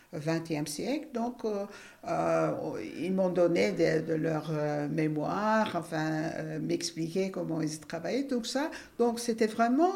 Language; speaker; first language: French; non-native, fluent; Turkish